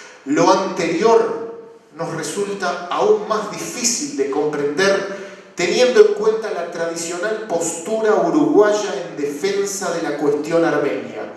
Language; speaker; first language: Spanish; native; Spanish